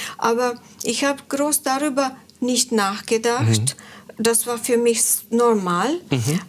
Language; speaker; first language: German; non-native, fluent; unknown